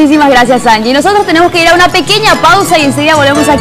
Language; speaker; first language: Spanish; native; Spanish